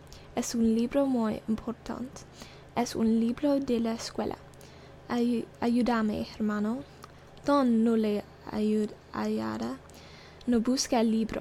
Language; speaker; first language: Spanish; non-native, learner; English